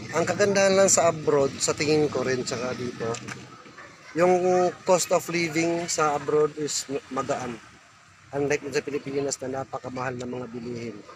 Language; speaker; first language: Filipino; native; Filipino